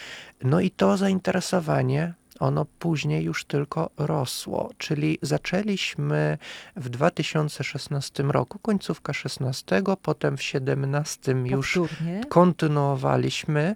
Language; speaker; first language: Polish; non-native, fluent; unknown